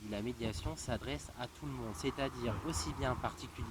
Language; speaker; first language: French; native; French